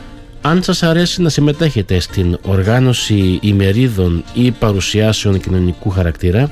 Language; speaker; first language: Greek; native; Greek